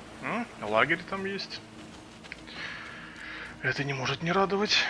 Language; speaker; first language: Russian; native; Russian